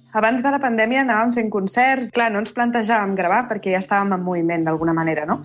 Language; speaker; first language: Catalan; native; Catalan